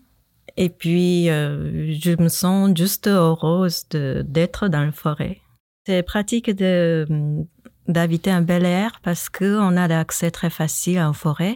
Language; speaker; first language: French; non-native, fluent; Japanese